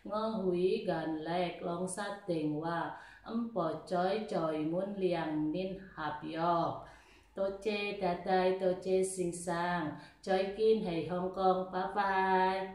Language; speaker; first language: Chinese; non-native, learner; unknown